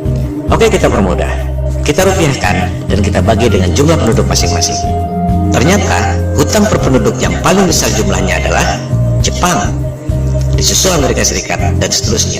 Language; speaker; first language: Indonesian; native; Indonesian